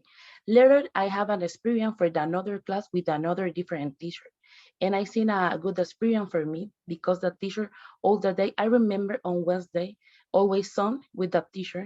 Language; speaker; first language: English; non-native, learner; Spanish